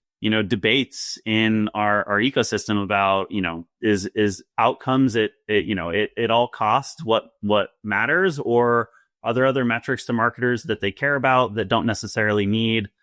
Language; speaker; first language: English; native; English